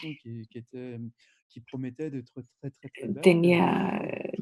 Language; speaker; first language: French; native; French